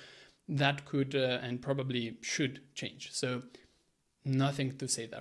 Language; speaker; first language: English; non-native, fluent; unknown